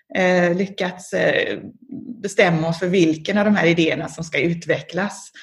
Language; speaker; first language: Swedish; native; Swedish